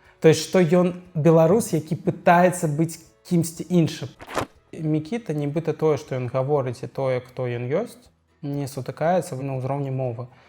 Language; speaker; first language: Belarusian; non-native, local second language; Russian